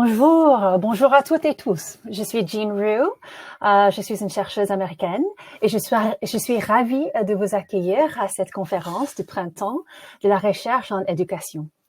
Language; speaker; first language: French; non-native, fluent; English